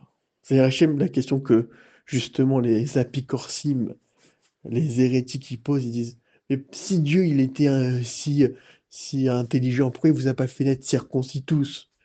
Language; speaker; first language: French; native; French